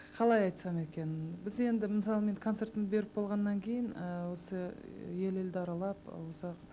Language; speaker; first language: Kazakh; native; Kazakh